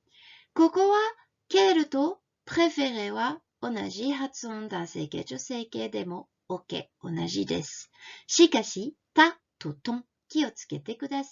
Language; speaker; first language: Japanese; non-native, fluent; French